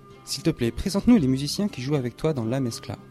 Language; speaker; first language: French; native; French